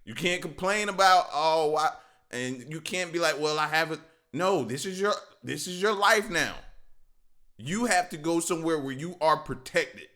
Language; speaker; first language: English; native; English